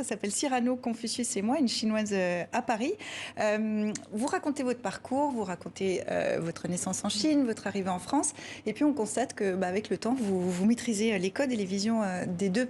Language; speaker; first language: French; native; French